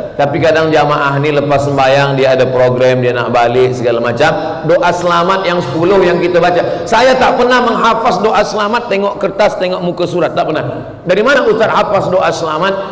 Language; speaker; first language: Malay; native; Malay